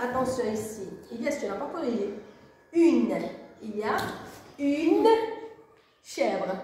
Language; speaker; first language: French; non-native, local second language; Arabic